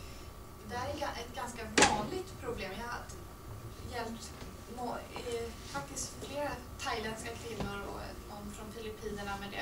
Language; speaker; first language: Swedish; native; Swedish